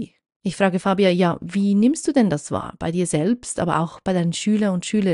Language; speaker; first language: German; native; German